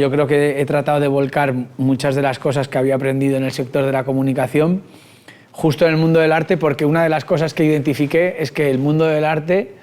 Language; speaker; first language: Spanish; native; Spanish